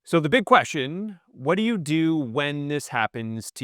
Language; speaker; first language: English; native; English